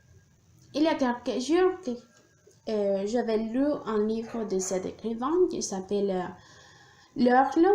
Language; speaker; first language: French; non-native, learner; Spanish